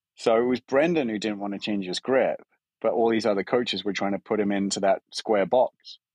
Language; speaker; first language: English; native; English